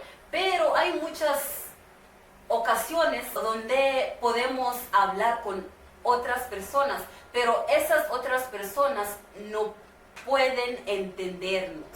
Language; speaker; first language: Spanish; non-native, learner; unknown